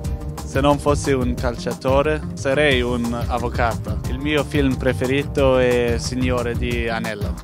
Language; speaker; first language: Italian; non-native, learner; Swedish